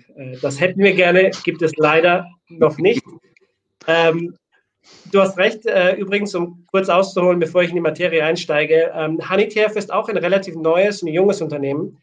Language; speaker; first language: German; native; German